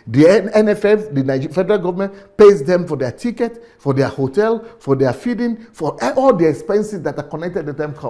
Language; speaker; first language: English; non-native, local second language; Yoruba